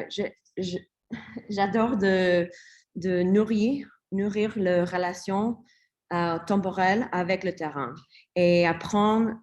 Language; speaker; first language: French; non-native, learner; English